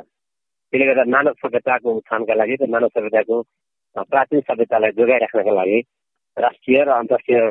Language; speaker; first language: Nepali; native; Nepali